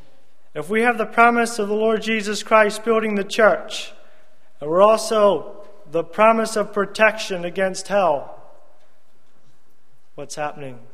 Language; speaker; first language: English; native; English